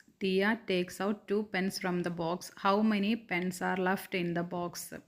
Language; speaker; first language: English; non-native, local second language; Malayalam